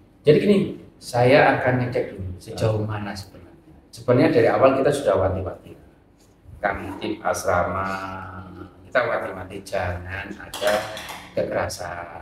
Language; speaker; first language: Indonesian; native; Indonesian